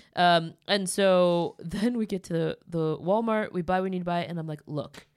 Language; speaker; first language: English; native; English